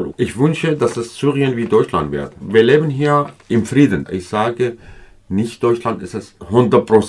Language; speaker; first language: German; non-native, learner; Kurdish